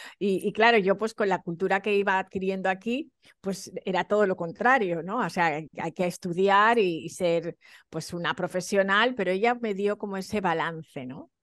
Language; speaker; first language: Spanish; early bilingual, other home language; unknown